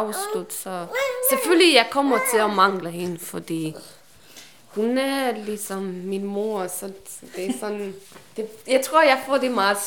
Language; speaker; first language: Danish; non-native, learner; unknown